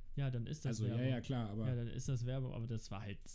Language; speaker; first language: German; early bilingual, other home language; Dutch